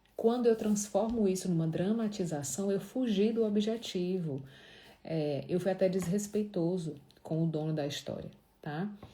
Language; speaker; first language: Portuguese; native; Portuguese